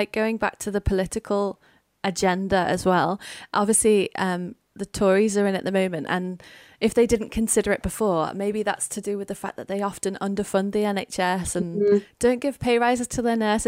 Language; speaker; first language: English; native; English